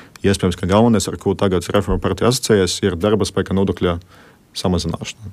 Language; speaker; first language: Latvian; non-native, local second language; Russian